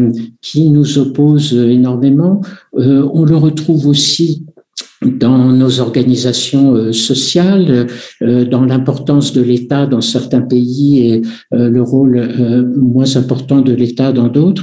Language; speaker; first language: French; native; French